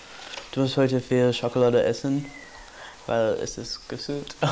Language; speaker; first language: German; non-native, learner; English